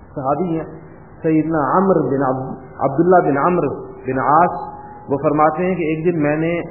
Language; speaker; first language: Urdu; non-native, local second language; Pashto